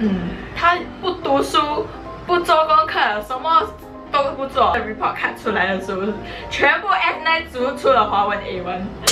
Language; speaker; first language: Chinese; non-native, local second language; English